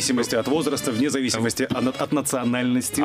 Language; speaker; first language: Russian; native; Russian